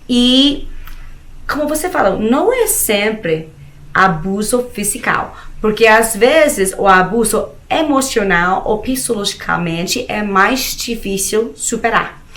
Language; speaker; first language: Portuguese; non-native, fluent; Spanish